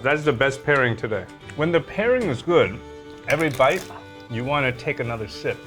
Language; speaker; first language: English; early bilingual, other home language; Korean